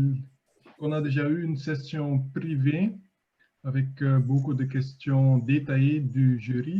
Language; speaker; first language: French; non-native, fluent; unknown